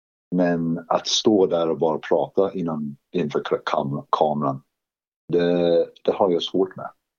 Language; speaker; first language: Swedish; non-native, fluent; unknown